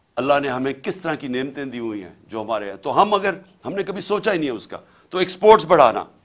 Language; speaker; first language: Urdu; native; Urdu